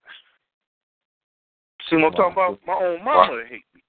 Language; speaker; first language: English; native; English